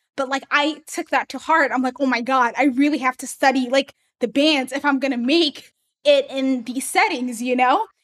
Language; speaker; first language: English; early bilingual, other home language; Amharic